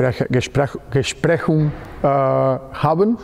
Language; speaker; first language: German; non-native, learner; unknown